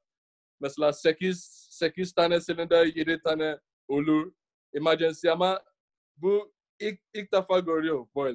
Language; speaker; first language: Turkish; non-native, learner; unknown